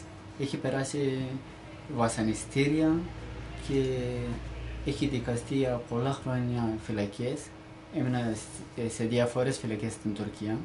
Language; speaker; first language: Greek; non-native, learner; Turkish